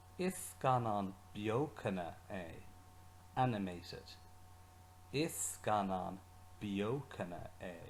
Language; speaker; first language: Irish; non-native, local second language; English